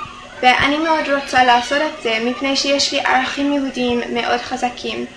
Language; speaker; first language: Hebrew; non-native, fluent; English